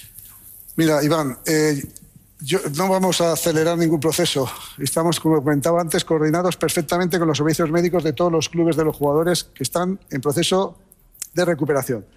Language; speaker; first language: Spanish; native; Spanish